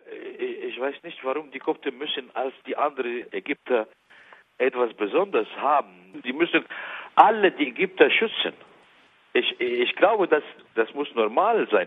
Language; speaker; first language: German; non-native, learner; Arabic